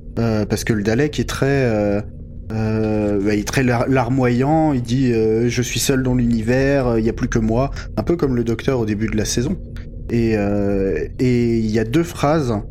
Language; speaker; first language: French; native; French